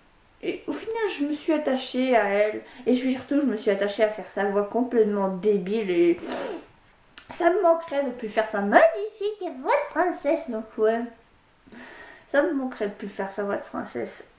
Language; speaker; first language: French; native; French